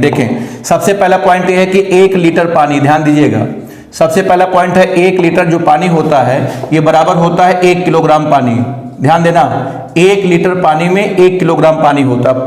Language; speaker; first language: Hindi; native; Hindi